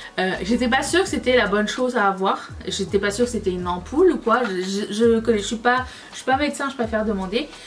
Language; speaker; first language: French; native; French